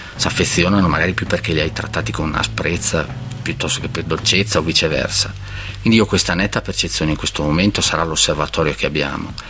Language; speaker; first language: Italian; native; Italian